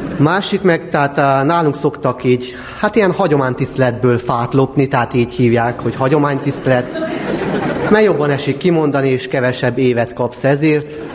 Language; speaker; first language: Hungarian; native; Hungarian